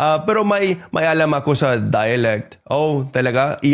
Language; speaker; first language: Filipino; non-native, fluent; English